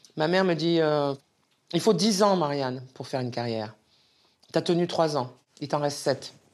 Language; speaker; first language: French; native; French